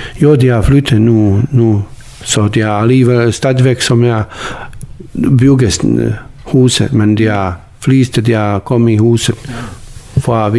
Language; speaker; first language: Danish; non-native, learner; Bosnian